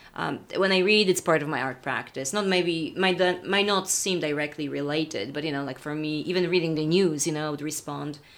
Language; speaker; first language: English; non-native, fluent; Polish